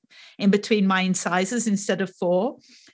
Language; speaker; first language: English; native; English